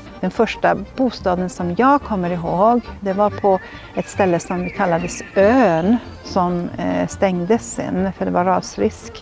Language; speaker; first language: Swedish; native; Swedish